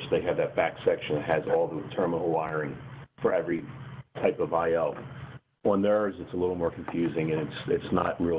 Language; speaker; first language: English; native; English